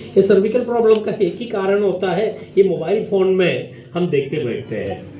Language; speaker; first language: Hindi; non-native, local second language; Malayalam